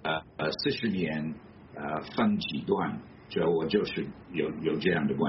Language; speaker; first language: Chinese; non-native, fluent; English